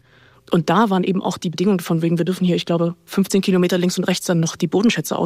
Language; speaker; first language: German; native; German